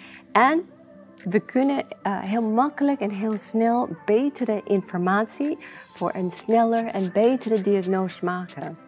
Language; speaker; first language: Dutch; non-native, learner; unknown